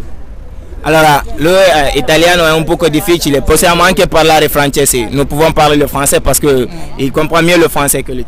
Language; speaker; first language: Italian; non-native, fluent; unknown